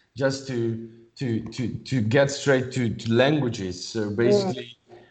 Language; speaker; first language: English; non-native, fluent; Italian